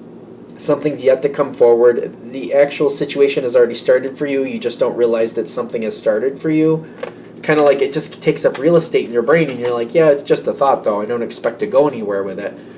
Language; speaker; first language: English; native; English